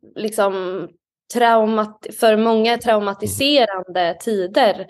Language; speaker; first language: Swedish; native; Swedish